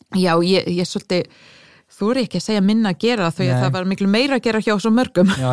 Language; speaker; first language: Icelandic; non-native, fluent; English